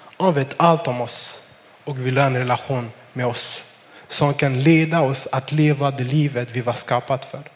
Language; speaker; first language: Swedish; non-native, fluent; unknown